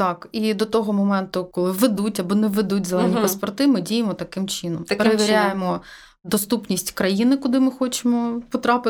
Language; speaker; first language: Ukrainian; native; Ukrainian